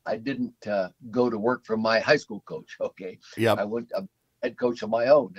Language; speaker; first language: English; native; English